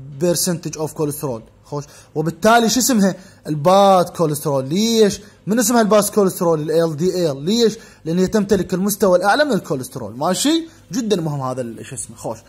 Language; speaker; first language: Arabic; native; Arabic